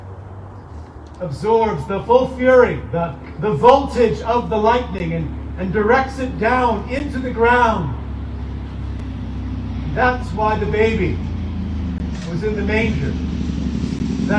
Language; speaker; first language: English; native; English